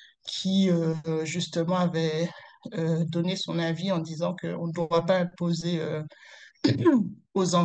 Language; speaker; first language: French; native; French